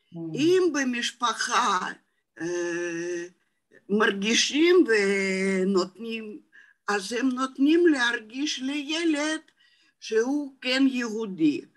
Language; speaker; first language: Hebrew; non-native, fluent; Russian